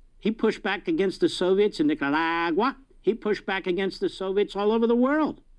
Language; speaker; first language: English; native; English